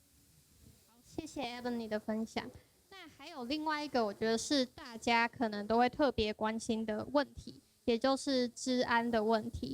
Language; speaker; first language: Chinese; native; Chinese